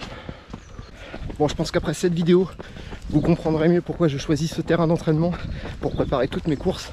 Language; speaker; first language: French; native; French